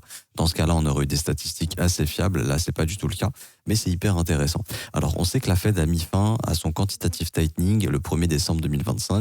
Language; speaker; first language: French; native; French